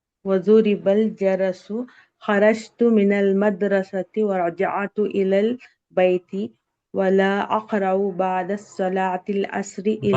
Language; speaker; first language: Arabic; non-native, learner; Urdu